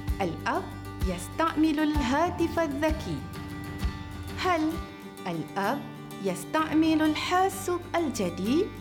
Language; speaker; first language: Arabic; non-native, fluent; Malay